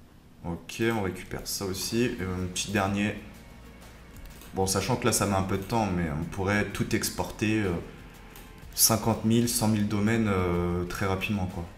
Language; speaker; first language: French; native; French